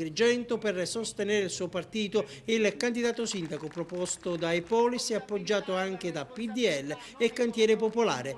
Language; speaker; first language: Italian; native; Italian